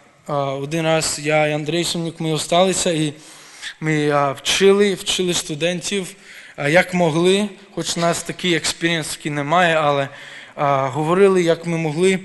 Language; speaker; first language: Ukrainian; early bilingual, heritage; Ukrainian